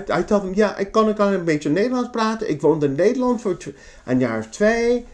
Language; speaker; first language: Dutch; non-native, learner; English